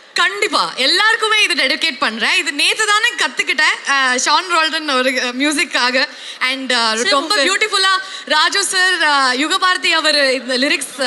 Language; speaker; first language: Tamil; non-native, local second language; Kannada